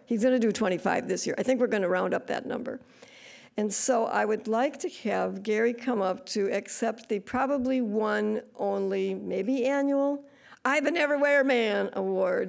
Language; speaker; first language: English; native; English